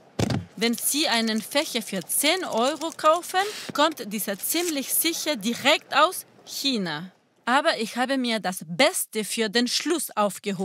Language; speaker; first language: German; non-native, fluent; Spanish